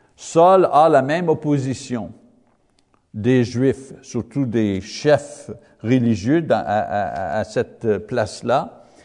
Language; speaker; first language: French; non-native, learner; English